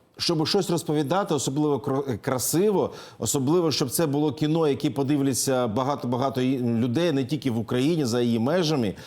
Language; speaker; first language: Ukrainian; native; Ukrainian